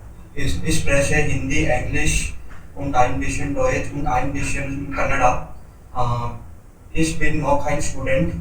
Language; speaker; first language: German; non-native, learner; Hindi